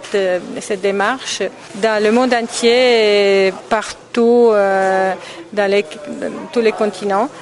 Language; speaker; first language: French; non-native, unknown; Italian